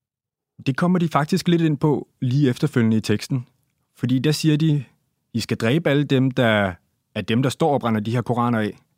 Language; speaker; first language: Danish; native; Danish